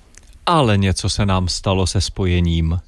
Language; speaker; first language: Czech; native; Czech